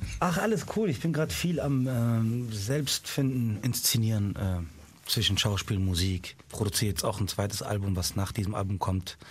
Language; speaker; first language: German; early bilingual, other home language; Arabic